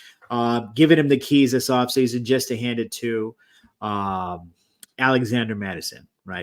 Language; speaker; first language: English; native; English